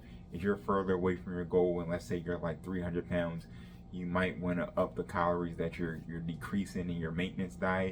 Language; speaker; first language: English; native; English